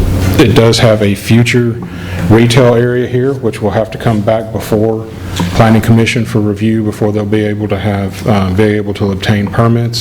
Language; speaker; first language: English; native; English